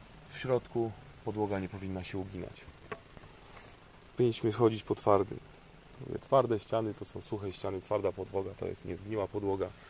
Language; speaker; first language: Polish; native; Polish